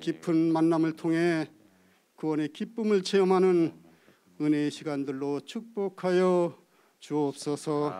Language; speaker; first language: Korean; native; Korean